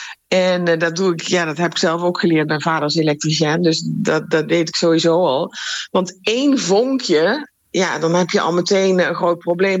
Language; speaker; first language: Dutch; native; Dutch